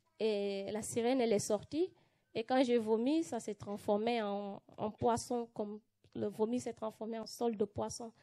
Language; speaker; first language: French; non-native, local second language; Wolof